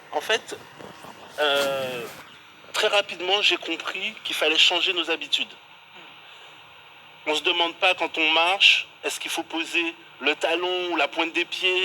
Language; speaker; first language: French; native; French